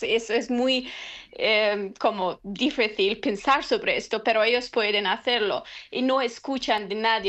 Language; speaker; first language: Spanish; non-native, learner; Persian